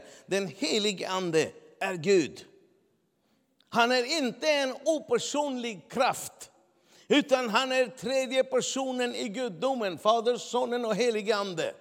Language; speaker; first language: Swedish; non-native, fluent; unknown